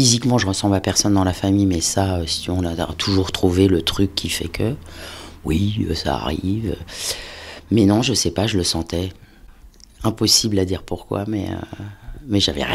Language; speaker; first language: French; native; French